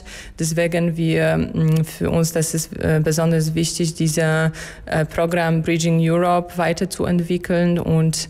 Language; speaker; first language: German; non-native, fluent; Polish